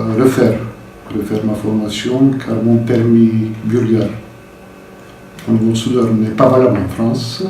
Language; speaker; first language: French; non-native, fluent; Bulgarian